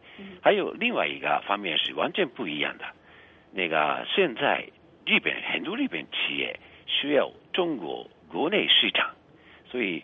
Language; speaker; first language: Chinese; non-native, fluent; Japanese